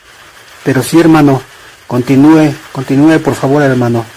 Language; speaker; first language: Spanish; native; Spanish